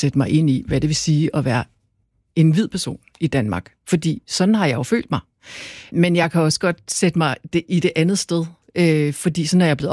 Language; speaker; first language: Danish; non-native, local second language; Korean